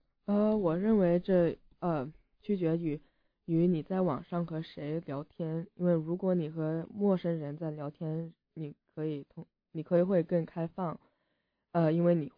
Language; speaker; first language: Chinese; early bilingual, heritage; English